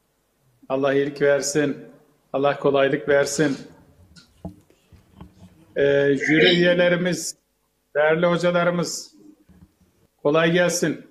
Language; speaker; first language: Turkish; native; Turkish